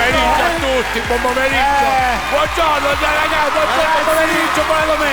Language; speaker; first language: Italian; native; Italian